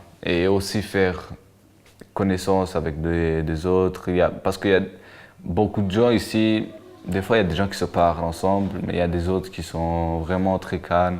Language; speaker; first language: French; non-native, local second language; Rundi